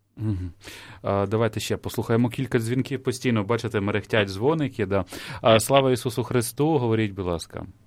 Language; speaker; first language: Ukrainian; native; Ukrainian